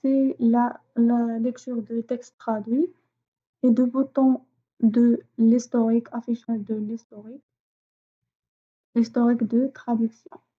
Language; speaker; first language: French; non-native, fluent; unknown